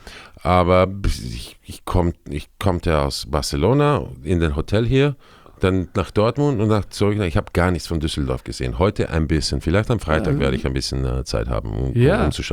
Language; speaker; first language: German; non-native, fluent; Croatian